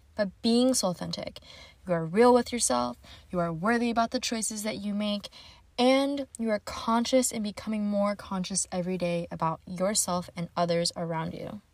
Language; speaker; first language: English; native; English